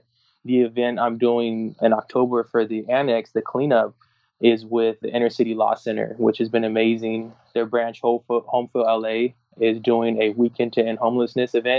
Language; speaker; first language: English; native; English